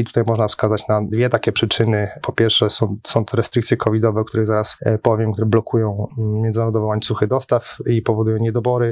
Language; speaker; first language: Polish; native; Polish